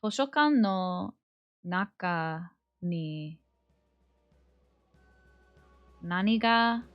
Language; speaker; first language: Japanese; non-native, learner; English